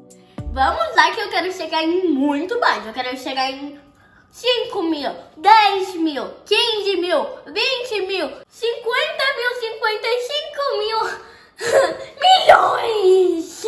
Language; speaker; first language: Portuguese; early bilingual, heritage; Portuguese